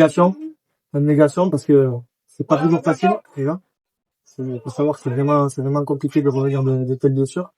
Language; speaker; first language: French; native; French